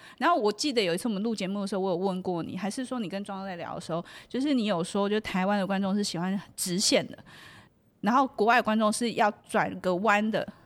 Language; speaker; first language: Chinese; native; Chinese